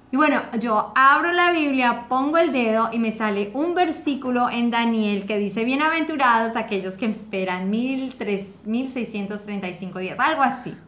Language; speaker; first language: Spanish; native; Spanish